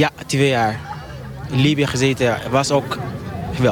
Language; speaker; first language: Dutch; non-native, fluent; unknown